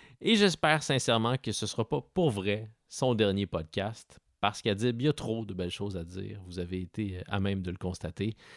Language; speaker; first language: French; native; French